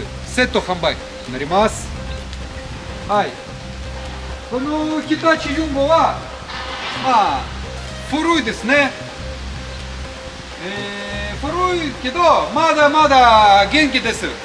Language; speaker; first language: Japanese; non-native, fluent; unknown